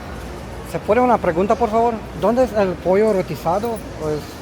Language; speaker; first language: Spanish; non-native, learner; Romanian